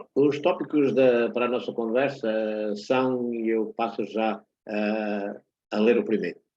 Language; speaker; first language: Portuguese; native; Portuguese